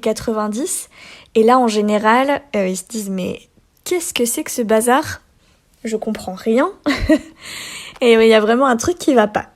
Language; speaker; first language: French; native; French